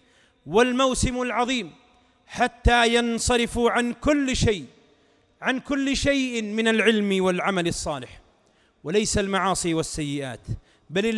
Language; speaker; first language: Arabic; native; Arabic